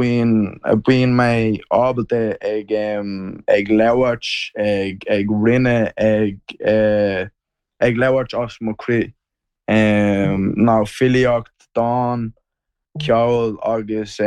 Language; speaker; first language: Irish; non-native, learner; English